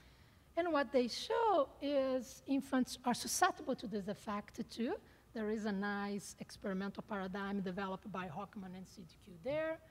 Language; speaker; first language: English; non-native, fluent; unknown